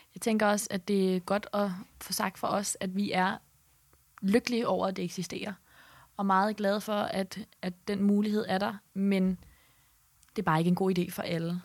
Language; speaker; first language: Danish; native; Danish